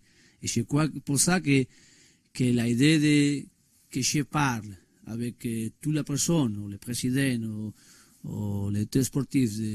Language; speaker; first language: French; non-native, learner; Spanish